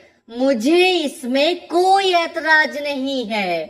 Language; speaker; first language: Hindi; non-native, fluent; Bangla